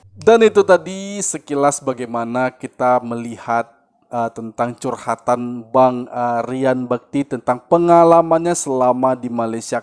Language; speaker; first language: Indonesian; native; Indonesian